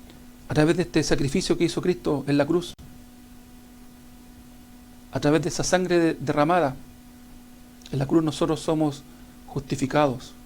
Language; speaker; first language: Spanish; native; Spanish